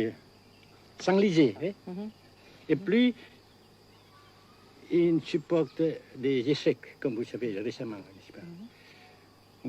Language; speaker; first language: French; non-native, fluent; Vietnamese